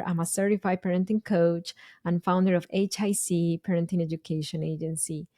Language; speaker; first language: English; non-native, fluent; Spanish